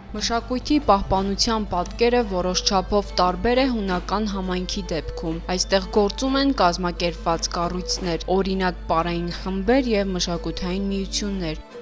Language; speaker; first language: Armenian; native; Armenian